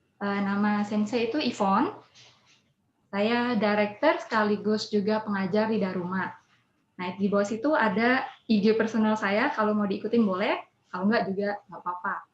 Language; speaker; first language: Indonesian; native; Indonesian